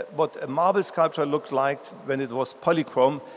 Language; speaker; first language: English; non-native, fluent; German